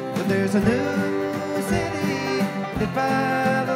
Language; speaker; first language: English; native; English